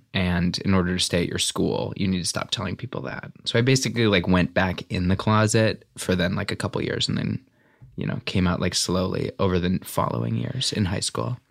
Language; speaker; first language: English; native; English